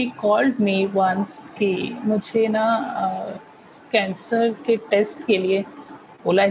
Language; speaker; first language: English; non-native, local second language; Hindi